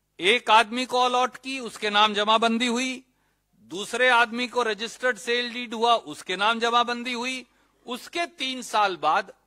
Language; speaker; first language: Hindi; native; Hindi